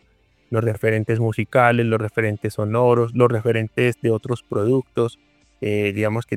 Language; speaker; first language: Spanish; native; Spanish